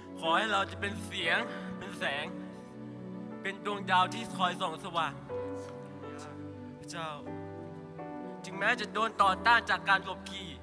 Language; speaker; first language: Thai; native; Thai